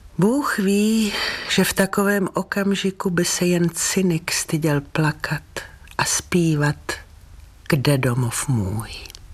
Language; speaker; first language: Czech; native; Czech